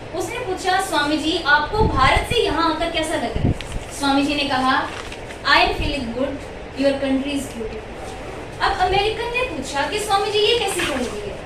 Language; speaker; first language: Hindi; native; Hindi